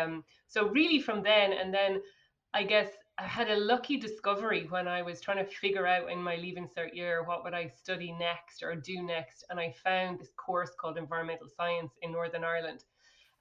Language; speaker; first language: English; native; English